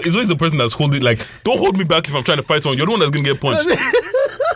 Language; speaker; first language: English; non-native, local second language; Yoruba